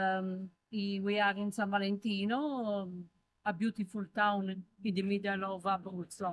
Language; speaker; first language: English; non-native, learner; Italian